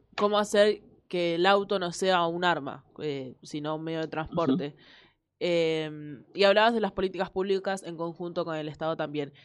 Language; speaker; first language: Spanish; native; Spanish